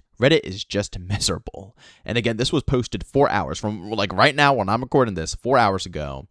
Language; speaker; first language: English; native; English